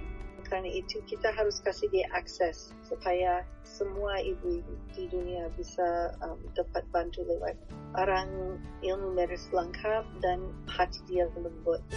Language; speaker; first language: Indonesian; non-native, fluent; English